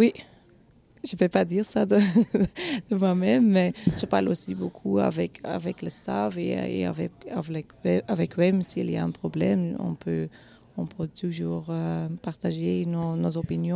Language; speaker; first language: French; non-native, local second language; Dutch